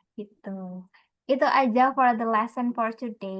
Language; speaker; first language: English; non-native, fluent; Indonesian